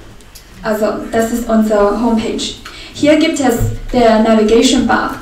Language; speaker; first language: German; non-native, learner; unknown